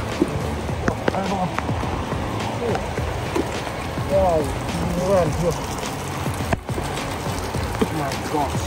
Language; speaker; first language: English; non-native, learner; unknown